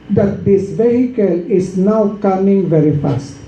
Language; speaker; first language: English; non-native, local second language; Filipino